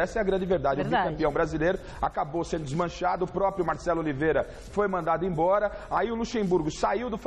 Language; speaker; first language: Portuguese; native; Portuguese